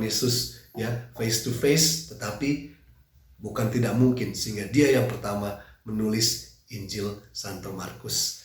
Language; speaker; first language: Indonesian; native; Indonesian